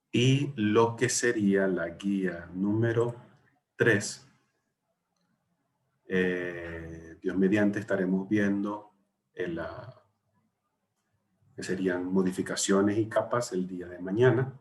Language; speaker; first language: Spanish; native; Spanish